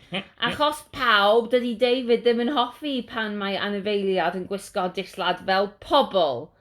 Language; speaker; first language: Welsh; non-native, learner; English